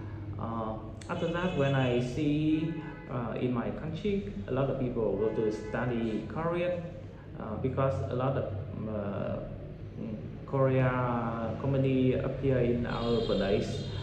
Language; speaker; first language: English; non-native, learner; Vietnamese